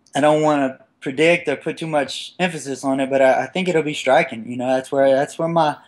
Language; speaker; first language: English; native; English